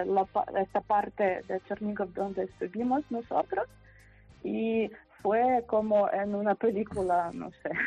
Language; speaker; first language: Spanish; non-native, fluent; Ukrainian